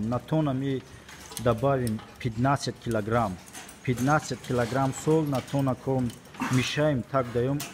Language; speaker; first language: Russian; non-native, fluent; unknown